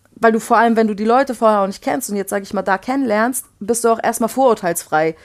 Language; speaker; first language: German; native; German